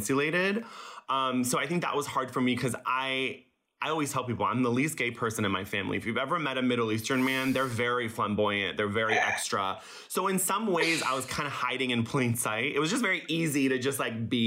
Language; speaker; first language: English; early bilingual, other home language; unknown